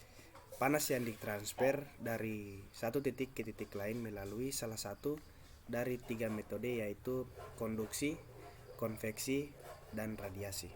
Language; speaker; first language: Indonesian; native; Indonesian